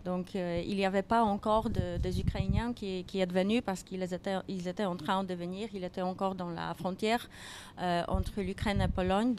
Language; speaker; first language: French; non-native, fluent; Polish